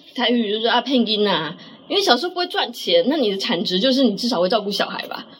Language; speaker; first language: Chinese; native; Chinese